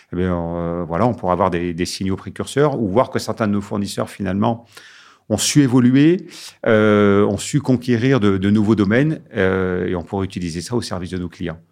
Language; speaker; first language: French; native; French